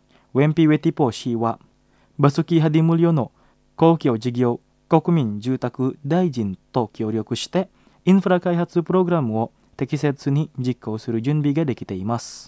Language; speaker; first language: Japanese; non-native, fluent; Indonesian